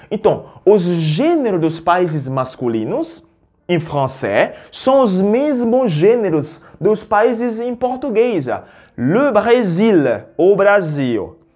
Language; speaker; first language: Portuguese; non-native, fluent; French